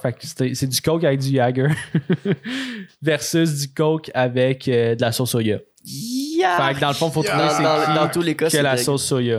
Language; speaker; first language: French; native; French